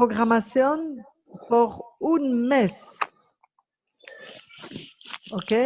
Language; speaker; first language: Spanish; non-native, fluent; French